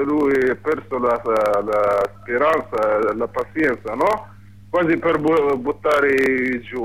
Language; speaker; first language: Italian; non-native, learner; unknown